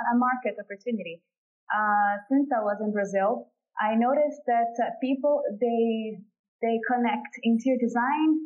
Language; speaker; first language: English; non-native, fluent; Portuguese